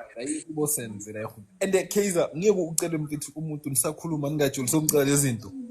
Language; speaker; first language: Zulu; native; Zulu